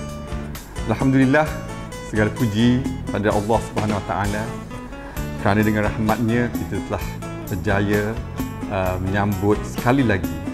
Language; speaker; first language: Malay; native; Malay